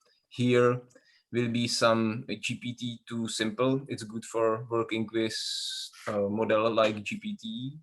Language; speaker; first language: English; non-native, learner; Czech